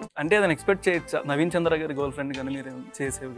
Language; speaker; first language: Telugu; native; Telugu